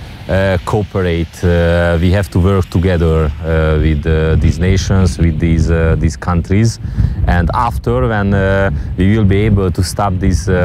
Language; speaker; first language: English; non-native, fluent; Hungarian